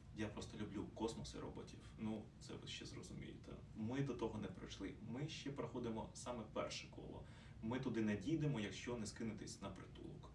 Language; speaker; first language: Ukrainian; non-native, local second language; Russian